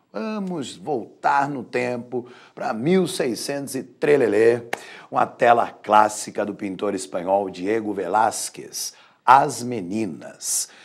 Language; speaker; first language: Portuguese; native; Portuguese